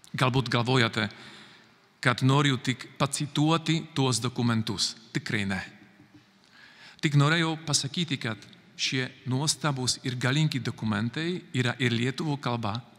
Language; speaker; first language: Lithuanian; non-native, fluent; Slovak